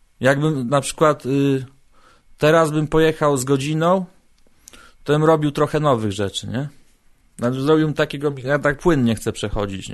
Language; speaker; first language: Polish; native; Polish